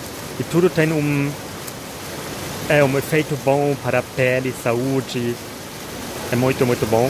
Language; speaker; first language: Portuguese; non-native, fluent; German